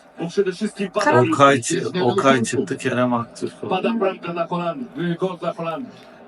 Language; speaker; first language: Polish; non-native, learner; Turkish